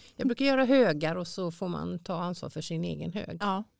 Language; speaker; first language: Swedish; native; Swedish